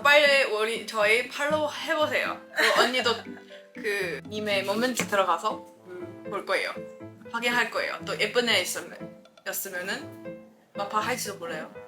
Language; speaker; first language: Korean; non-native, fluent; Chinese